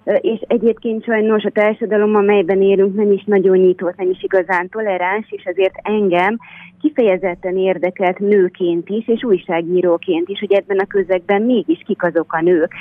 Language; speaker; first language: Hungarian; native; Hungarian